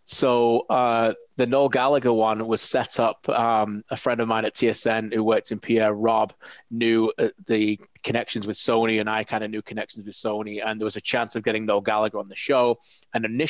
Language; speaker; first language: English; native; English